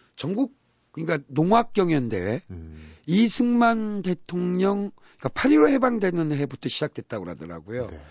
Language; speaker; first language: Korean; native; Korean